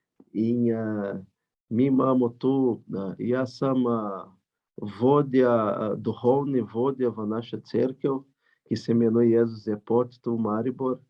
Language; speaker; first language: Slovenian; non-native, learner; Portuguese